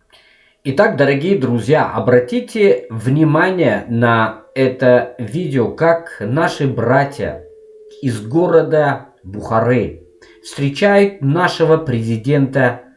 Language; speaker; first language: Russian; non-native, local second language; Tajik